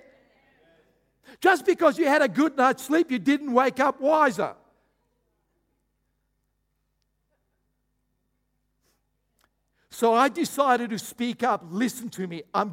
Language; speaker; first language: English; early bilingual, other home language; Croatian